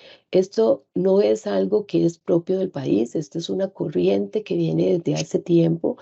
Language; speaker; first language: Spanish; native; Spanish